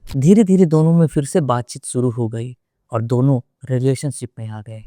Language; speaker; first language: Hindi; native; Hindi